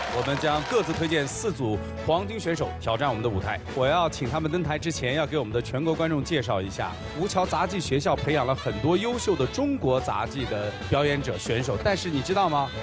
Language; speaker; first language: Chinese; native; Chinese